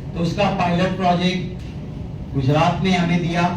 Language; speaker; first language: Hindi; non-native, local second language; Gujarati